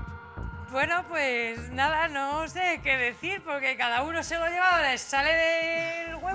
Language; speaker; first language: Spanish; native; Spanish